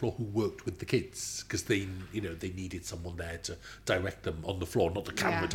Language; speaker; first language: English; native; English